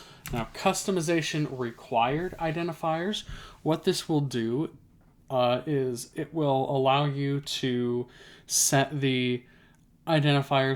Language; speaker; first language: English; native; English